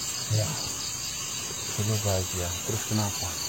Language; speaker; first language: Indonesian; native; Indonesian